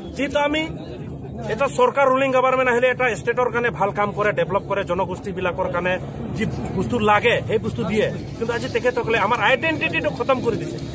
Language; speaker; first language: Assamese; non-native, local second language; Sadri